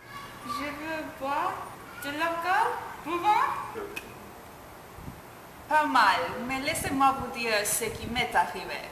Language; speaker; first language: French; non-native, learner; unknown